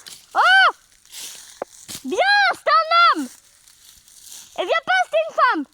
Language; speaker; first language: French; native; French